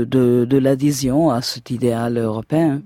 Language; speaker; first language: French; non-native, fluent; German